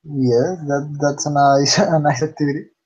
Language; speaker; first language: English; non-native, learner; Spanish